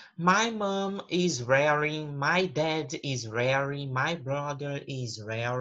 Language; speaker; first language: English; non-native, fluent; Portuguese